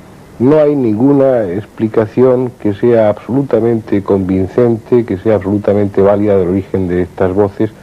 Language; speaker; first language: Spanish; native; Spanish